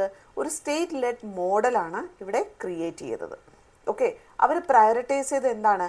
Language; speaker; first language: Malayalam; native; Malayalam